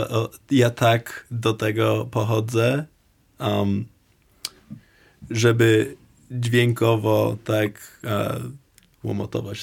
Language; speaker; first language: Polish; non-native, learner; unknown